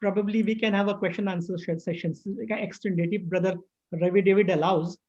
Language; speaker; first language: English; non-native, local second language; Marathi